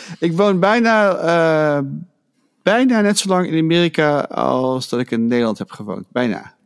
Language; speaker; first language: Dutch; native; Dutch